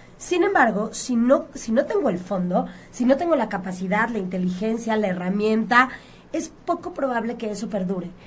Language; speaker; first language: Spanish; native; Spanish